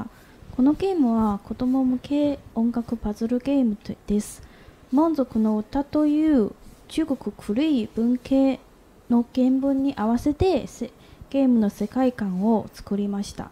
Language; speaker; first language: Japanese; non-native, learner; Chinese